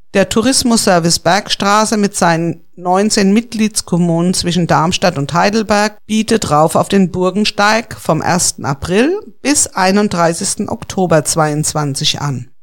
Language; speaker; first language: German; native; German